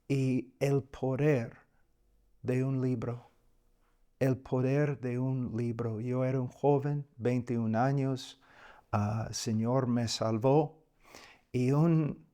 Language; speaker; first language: Spanish; non-native, fluent; English